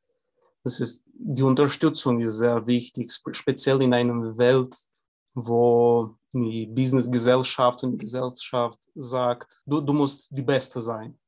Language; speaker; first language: German; non-native, fluent; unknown